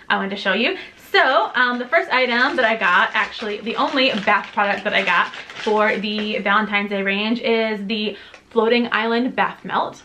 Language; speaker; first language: English; native; English